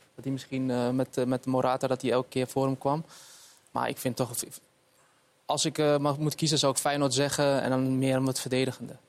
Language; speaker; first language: Dutch; early bilingual, other home language; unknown